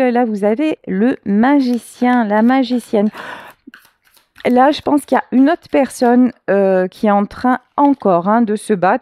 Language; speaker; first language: French; native; French